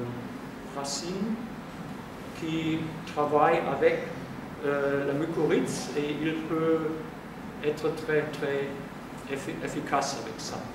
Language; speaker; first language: French; non-native, fluent; German